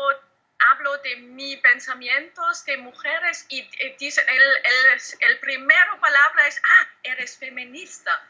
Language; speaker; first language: Spanish; non-native, learner; German